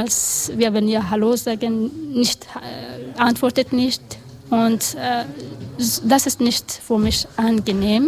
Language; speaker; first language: German; non-native, learner; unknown